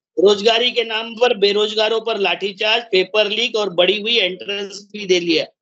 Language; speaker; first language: Hindi; non-native, local second language; Marathi